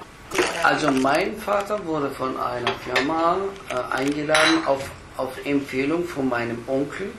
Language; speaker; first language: German; early bilingual, other home language; Turkish